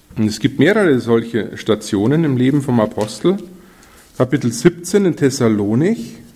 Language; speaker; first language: German; native; German